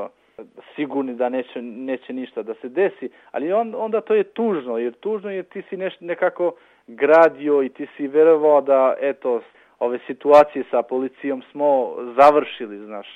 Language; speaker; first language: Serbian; non-native, local second language; Albanian